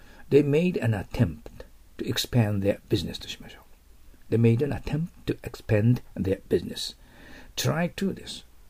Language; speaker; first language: English; non-native, fluent; Japanese